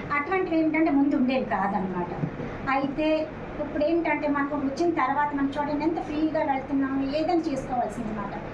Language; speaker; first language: Telugu; non-native, local second language; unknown